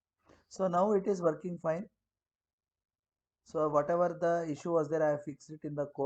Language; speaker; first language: English; non-native, local second language; Kannada